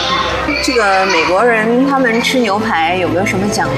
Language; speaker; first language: Chinese; native; Chinese